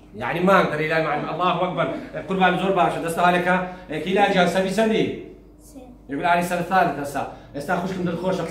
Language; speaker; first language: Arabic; non-native, local second language; Central Kurdish